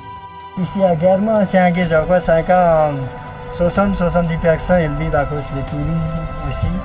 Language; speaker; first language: French; non-native, learner; Nepali